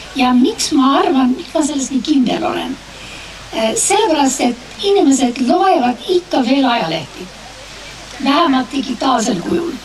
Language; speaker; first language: Estonian; early bilingual, heritage; Estonian